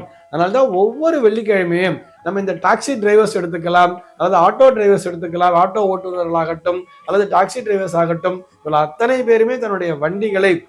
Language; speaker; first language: Tamil; native; Tamil